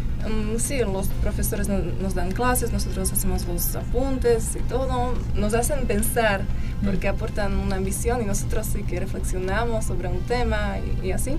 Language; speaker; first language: Spanish; non-native, fluent; Slovak